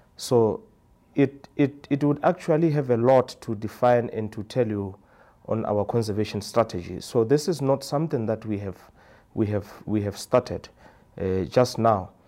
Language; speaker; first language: English; non-native, local second language; Tswana